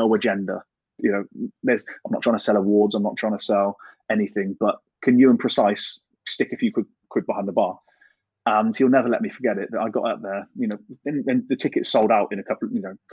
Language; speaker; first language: English; native; English